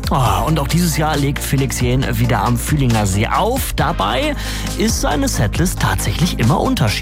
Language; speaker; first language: German; native; German